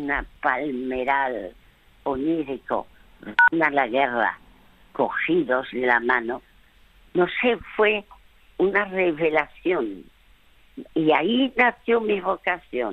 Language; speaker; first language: Spanish; early bilingual, other home language; French